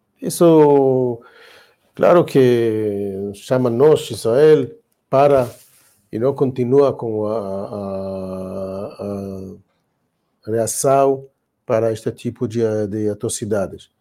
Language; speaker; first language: Portuguese; non-native, learner; Hebrew